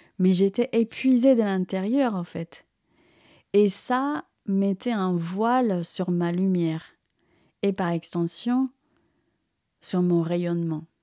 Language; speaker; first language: French; non-native, fluent; Spanish